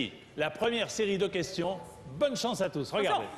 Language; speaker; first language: French; native; French